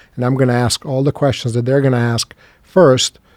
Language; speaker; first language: English; non-native, fluent; Serbian